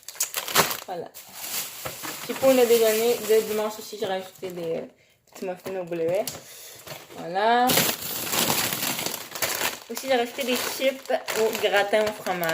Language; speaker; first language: French; native; French